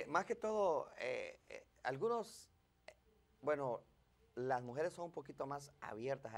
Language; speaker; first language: Spanish; native; Spanish